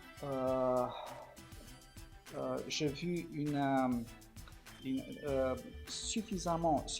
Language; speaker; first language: French; non-native, fluent; Romanian